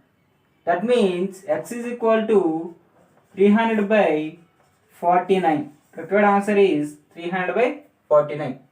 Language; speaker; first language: English; non-native, local second language; Telugu